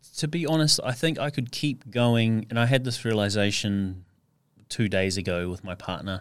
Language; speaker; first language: English; native; English